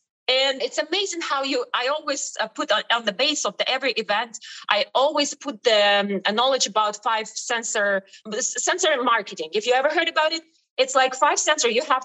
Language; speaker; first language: English; non-native, fluent; Ukrainian